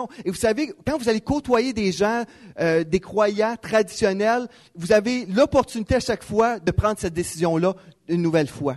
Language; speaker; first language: French; native; French